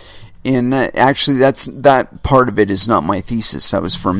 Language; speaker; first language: English; native; English